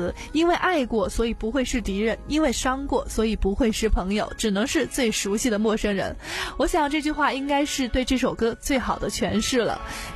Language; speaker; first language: Chinese; native; Chinese